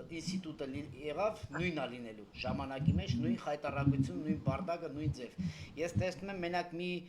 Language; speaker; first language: Armenian; native; Armenian